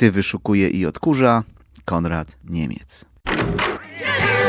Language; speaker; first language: Polish; native; Polish